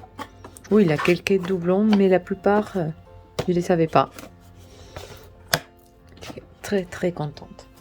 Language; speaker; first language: French; non-native, learner; Spanish